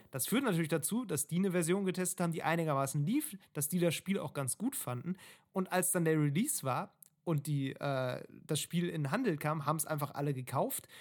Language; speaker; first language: German; native; German